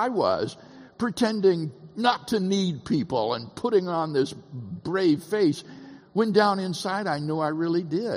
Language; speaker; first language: English; native; English